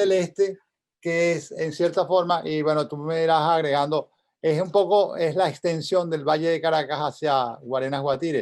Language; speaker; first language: Spanish; native; Spanish